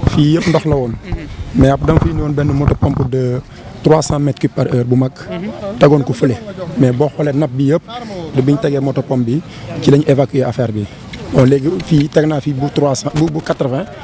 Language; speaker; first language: Wolof; native; Wolof